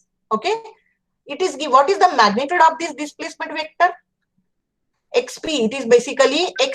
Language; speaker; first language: English; non-native, local second language; Marathi